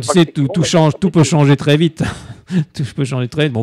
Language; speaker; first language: French; native; French